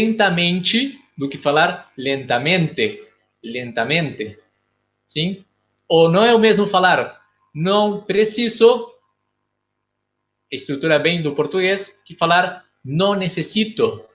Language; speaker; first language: Portuguese; non-native, fluent; Spanish